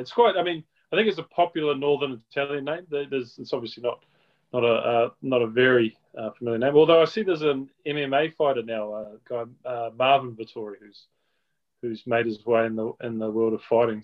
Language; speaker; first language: English; native; English